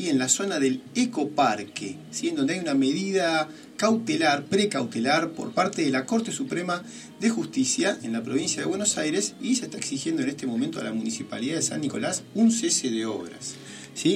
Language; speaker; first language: Spanish; native; Spanish